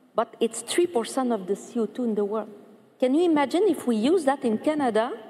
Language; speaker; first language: English; non-native, fluent; French